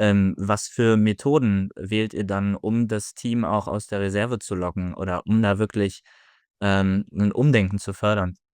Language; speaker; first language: German; native; German